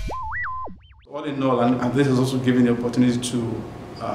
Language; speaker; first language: English; native; English